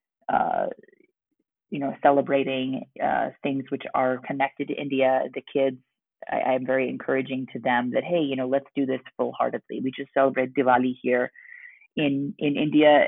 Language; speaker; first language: English; native; English